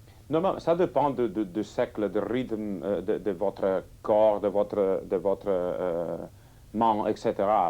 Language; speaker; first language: French; non-native, fluent; Catalan